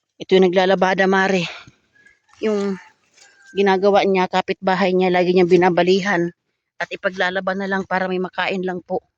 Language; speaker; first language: Filipino; native; Filipino